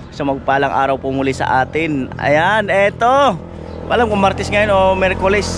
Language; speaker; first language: Filipino; native; Filipino